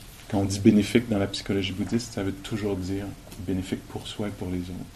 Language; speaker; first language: French; native; French